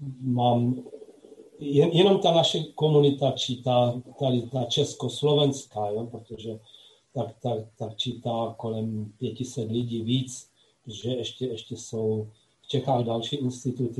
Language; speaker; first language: Czech; non-native, local second language; Slovak